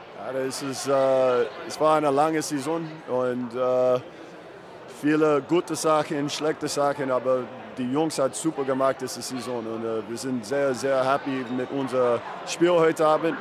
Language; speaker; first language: German; non-native, learner; English